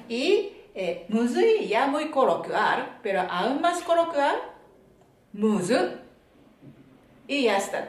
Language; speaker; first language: Spanish; non-native, fluent; Japanese